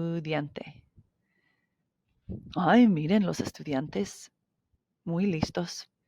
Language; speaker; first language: Spanish; non-native, fluent; English